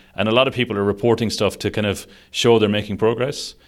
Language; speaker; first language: English; native; English